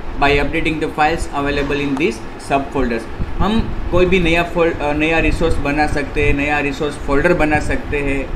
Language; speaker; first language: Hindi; non-native, local second language; Gujarati